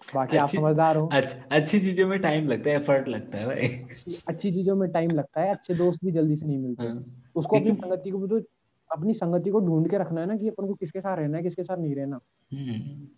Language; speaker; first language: Hindi; native; Hindi